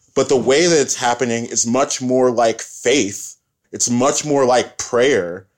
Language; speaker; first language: English; early bilingual, other home language; Yoruba